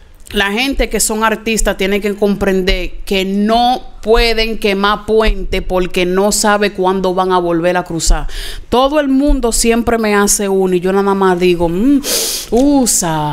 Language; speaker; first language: Spanish; early bilingual, heritage; Spanish